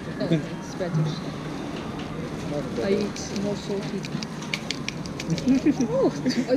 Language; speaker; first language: English; non-native, learner; Turkish